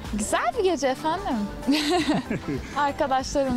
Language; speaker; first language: Turkish; non-native, learner; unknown